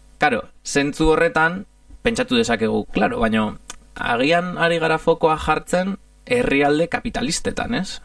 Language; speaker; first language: Basque; non-native, fluent; Italian